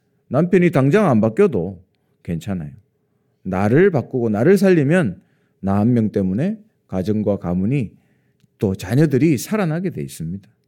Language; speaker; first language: Korean; native; Korean